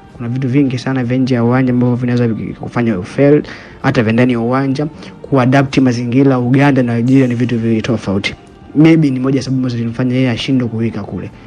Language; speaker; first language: Swahili; native; Swahili